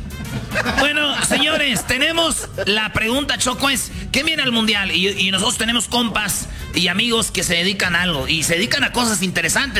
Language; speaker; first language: Spanish; native; Spanish